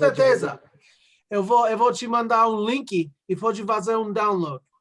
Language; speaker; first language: Portuguese; non-native, learner; English